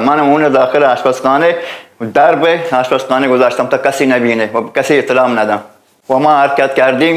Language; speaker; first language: Persian; non-native, local second language; Baluchi